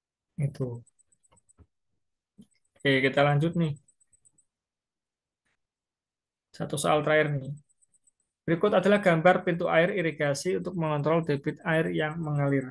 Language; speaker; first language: Indonesian; native; Indonesian